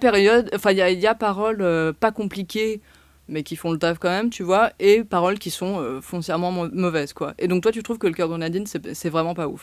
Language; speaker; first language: French; native; French